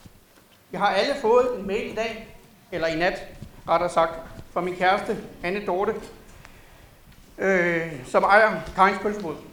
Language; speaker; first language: Danish; native; Danish